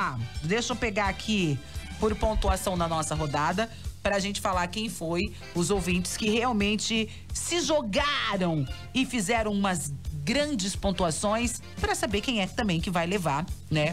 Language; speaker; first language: Portuguese; native; Portuguese